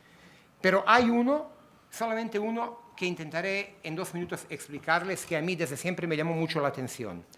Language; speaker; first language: Spanish; native; Spanish